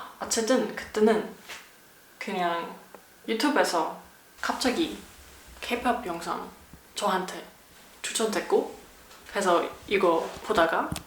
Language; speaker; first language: Korean; non-native, learner; German